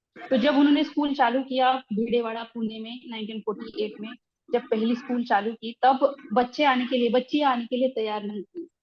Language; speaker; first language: Hindi; non-native, local second language; Marathi